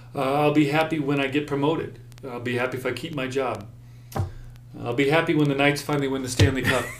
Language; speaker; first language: English; native; English